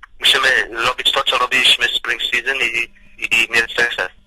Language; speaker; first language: Polish; early bilingual, heritage; Polish